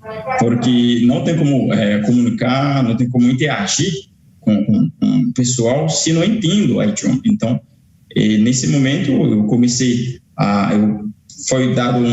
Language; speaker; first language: Portuguese; non-native, fluent; Haitian Creole